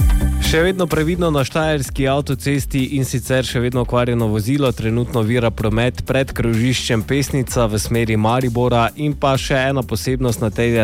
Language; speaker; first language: Slovenian; native; Slovenian